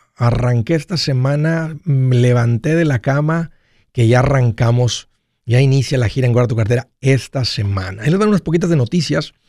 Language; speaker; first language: Spanish; native; Spanish